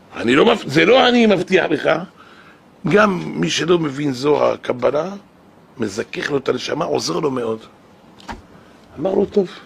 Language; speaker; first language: Hebrew; native; Hebrew